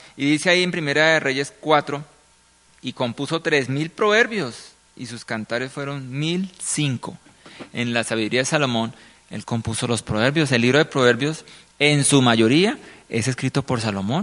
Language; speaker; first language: Spanish; native; Spanish